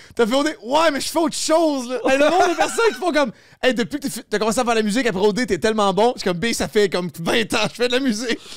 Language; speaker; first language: French; native; French